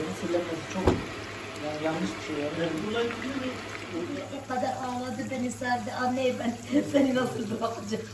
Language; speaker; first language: Turkish; non-native, local second language; Kurdish